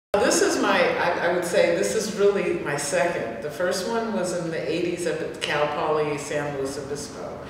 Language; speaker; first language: English; native; English